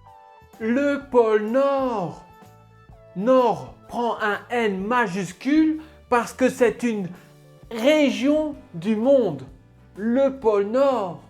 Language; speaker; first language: French; native; French